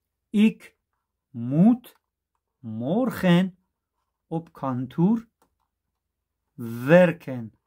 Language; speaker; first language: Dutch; non-native, fluent; Persian